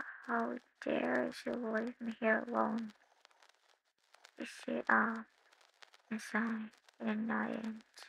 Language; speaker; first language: English; non-native, learner; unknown